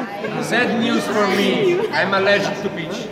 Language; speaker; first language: English; non-native, fluent; Italian